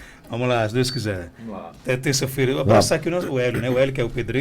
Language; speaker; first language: Portuguese; native; Portuguese